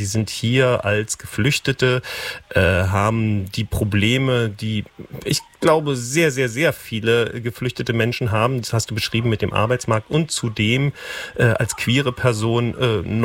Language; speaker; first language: German; native; German